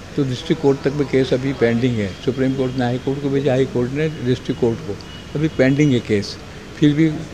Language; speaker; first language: Hindi; native; Hindi